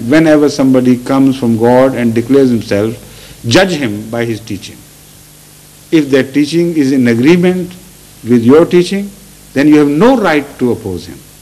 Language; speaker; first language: English; non-native, local second language; Urdu